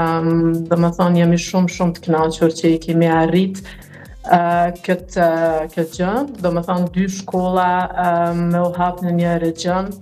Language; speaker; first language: Albanian; early bilingual, heritage; Albanian